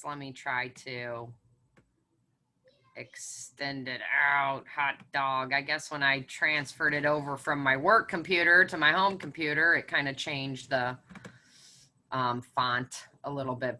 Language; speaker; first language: English; native; English